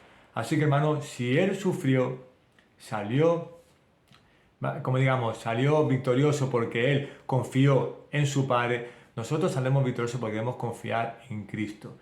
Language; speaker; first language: Spanish; native; Spanish